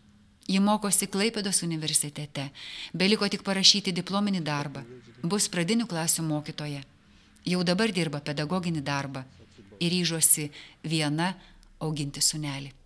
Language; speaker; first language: Lithuanian; native; Lithuanian